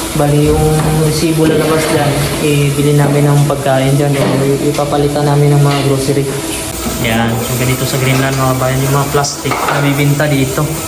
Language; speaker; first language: Filipino; native; Filipino